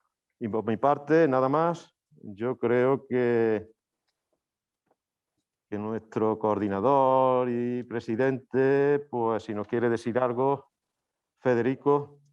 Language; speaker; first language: Spanish; native; Spanish